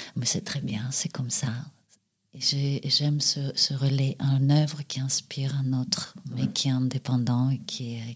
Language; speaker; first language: French; non-native, fluent; Russian